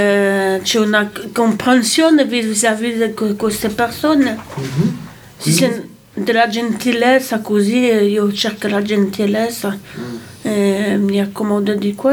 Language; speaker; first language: Italian; non-native, local second language; French